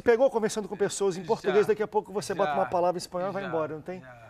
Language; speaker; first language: Portuguese; native; Portuguese